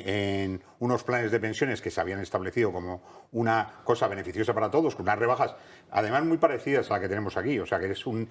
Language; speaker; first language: Spanish; native; Spanish